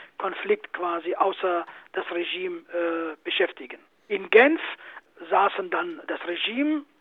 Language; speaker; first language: German; non-native, fluent; Kurdish